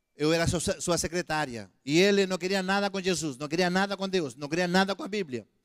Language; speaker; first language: Portuguese; non-native, fluent; Spanish